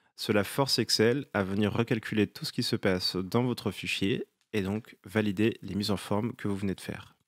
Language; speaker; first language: French; native; French